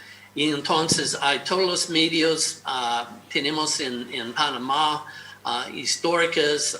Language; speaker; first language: Spanish; non-native, fluent; English